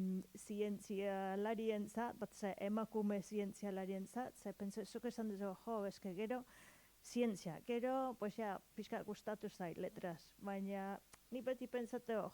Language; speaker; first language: Basque; non-native, learner; English